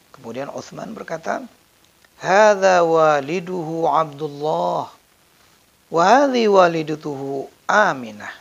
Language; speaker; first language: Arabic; non-native, fluent; Indonesian